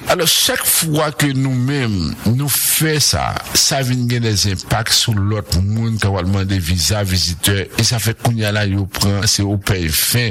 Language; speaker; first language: French; non-native, local second language; Haitian Creole